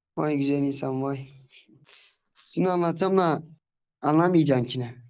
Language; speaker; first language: Turkish; native; Turkish